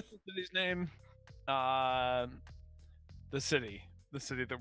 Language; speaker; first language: English; native; English